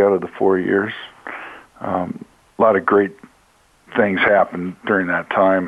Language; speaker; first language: English; native; English